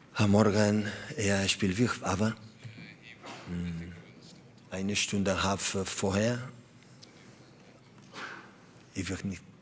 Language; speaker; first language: German; non-native, learner; Catalan